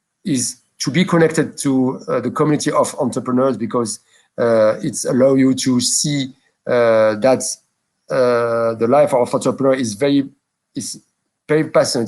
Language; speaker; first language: English; non-native, local second language; French